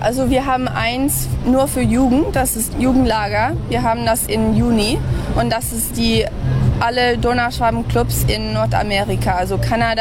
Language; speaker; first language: German; early bilingual, heritage; English